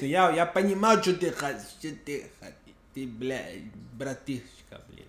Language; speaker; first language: Russian; non-native, learner; English